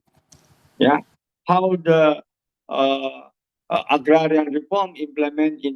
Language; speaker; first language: English; non-native, learner; Indonesian